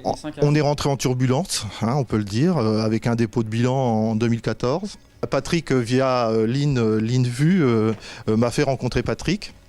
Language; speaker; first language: French; native; French